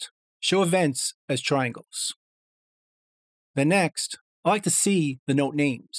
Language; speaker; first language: English; native; English